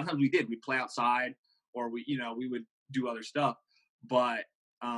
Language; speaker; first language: English; native; English